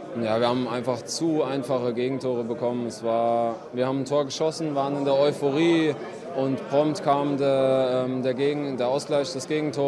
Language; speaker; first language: German; native; German